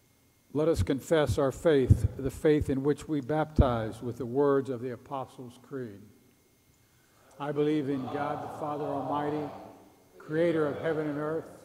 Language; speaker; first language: English; native; English